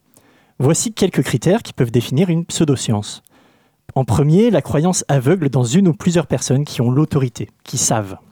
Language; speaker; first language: French; native; French